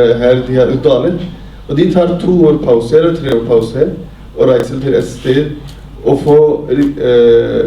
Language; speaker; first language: Norwegian; non-native, fluent; Urdu